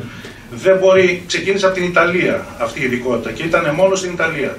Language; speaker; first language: Greek; native; Greek